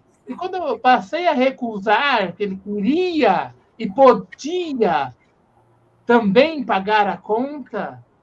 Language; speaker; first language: Portuguese; native; Portuguese